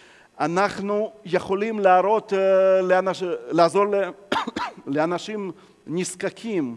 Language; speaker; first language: Hebrew; non-native, fluent; Russian